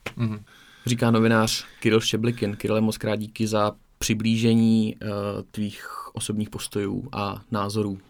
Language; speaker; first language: Czech; native; Czech